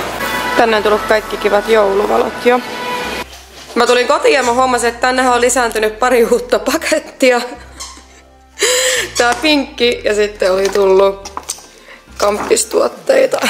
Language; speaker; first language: Finnish; native; Finnish